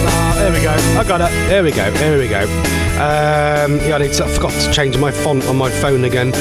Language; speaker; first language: English; native; English